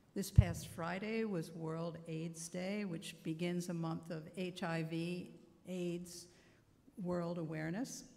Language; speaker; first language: English; native; English